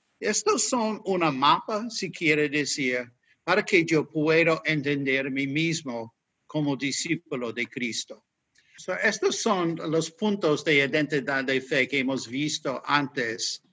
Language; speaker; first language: Spanish; non-native, fluent; English